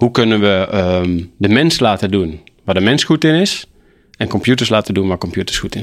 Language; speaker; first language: Dutch; native; Dutch